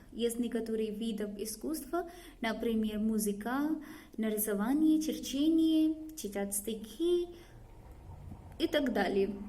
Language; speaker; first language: Russian; non-native, learner; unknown